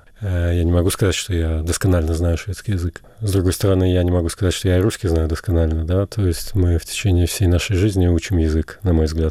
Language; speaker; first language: Russian; native; Russian